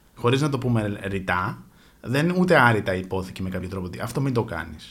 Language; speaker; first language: Greek; native; Greek